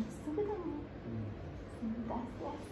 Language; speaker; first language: Spanish; non-native, fluent; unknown